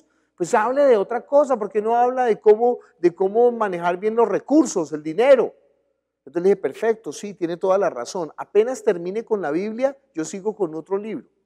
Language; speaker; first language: Spanish; native; Spanish